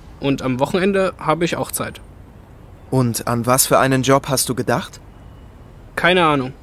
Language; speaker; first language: German; non-native, fluent; Turkish